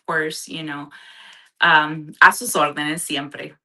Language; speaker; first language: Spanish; early bilingual, heritage; Spanish